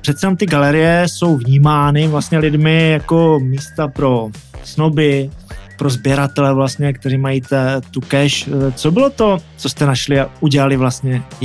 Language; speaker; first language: Czech; native; Czech